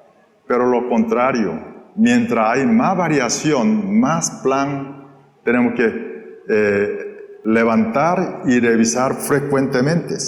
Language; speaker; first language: Spanish; non-native, fluent; Korean